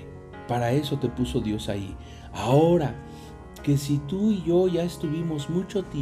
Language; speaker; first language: Spanish; native; Spanish